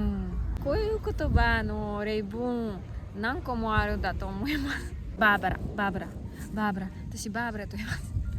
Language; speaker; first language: Japanese; non-native, learner; Russian